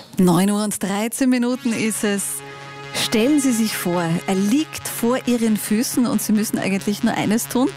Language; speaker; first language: German; native; German